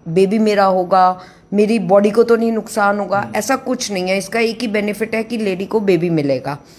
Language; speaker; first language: Hindi; non-native, local second language; Punjabi